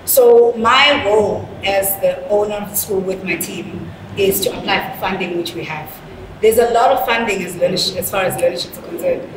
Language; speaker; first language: English; non-native, local second language; Zulu